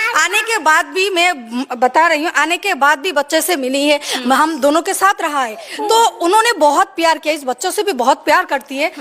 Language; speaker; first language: Hindi; non-native, fluent; Bangla